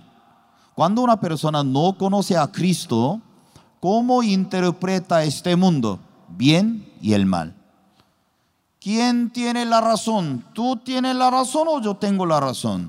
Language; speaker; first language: Spanish; non-native, learner; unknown